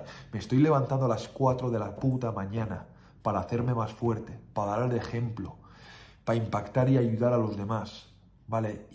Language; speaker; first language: Spanish; native; Spanish